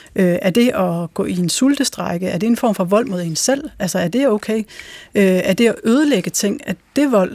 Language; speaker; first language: Danish; native; Danish